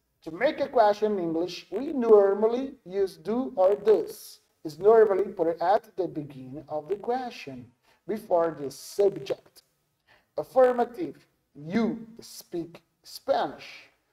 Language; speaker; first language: English; non-native, fluent; Portuguese